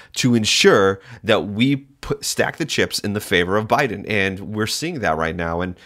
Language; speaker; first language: English; native; English